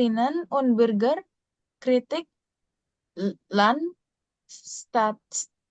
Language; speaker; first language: German; non-native, learner; Indonesian